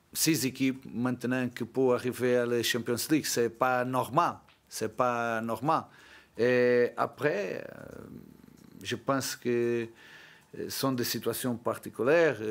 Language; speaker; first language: French; non-native, learner; Portuguese